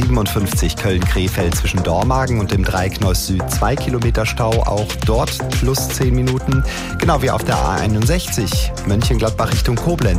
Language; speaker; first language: German; native; German